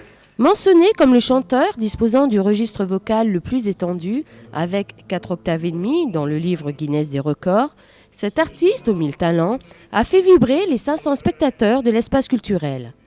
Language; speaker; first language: French; native; French